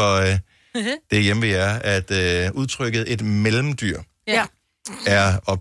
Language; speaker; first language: Danish; native; Danish